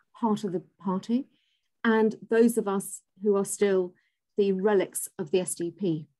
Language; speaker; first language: English; native; English